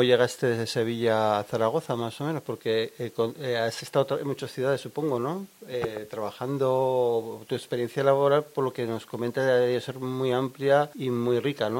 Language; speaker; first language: Spanish; native; Spanish